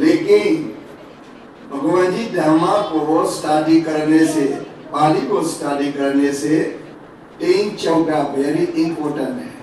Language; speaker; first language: Hindi; non-native, learner; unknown